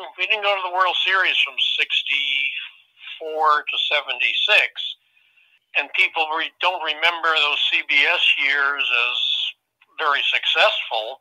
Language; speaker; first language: English; native; English